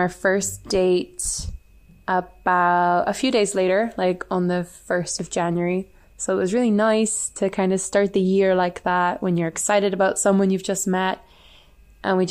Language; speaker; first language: English; native; English